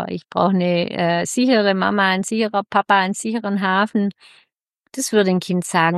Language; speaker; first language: German; native; German